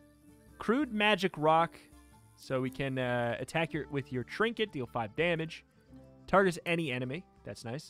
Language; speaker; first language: English; native; English